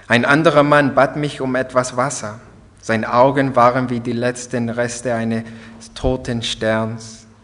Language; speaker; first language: German; non-native, learner; English